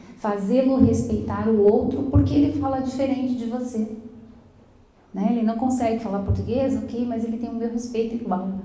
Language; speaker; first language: Portuguese; native; Portuguese